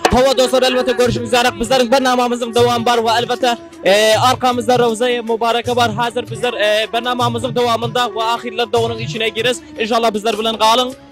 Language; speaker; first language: Turkish; non-native, learner; Turkmen